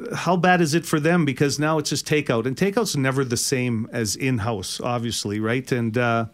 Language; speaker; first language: English; native; English